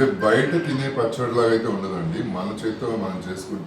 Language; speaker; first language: Telugu; native; Telugu